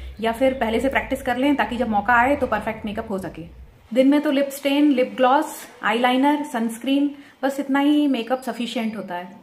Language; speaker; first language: Hindi; native; Hindi